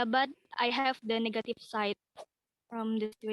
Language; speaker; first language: English; non-native, learner; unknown